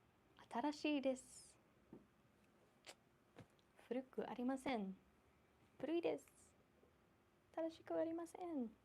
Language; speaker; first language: Japanese; non-native, fluent; English